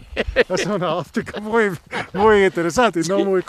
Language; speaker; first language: Spanish; non-native, learner; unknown